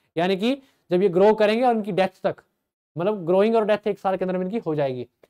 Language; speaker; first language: Hindi; native; Hindi